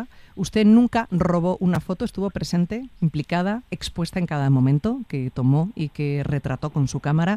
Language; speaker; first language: Spanish; native; Spanish